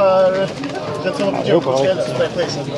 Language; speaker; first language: Swedish; native; Swedish